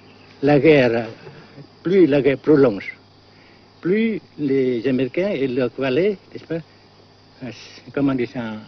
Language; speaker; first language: French; non-native, local second language; Vietnamese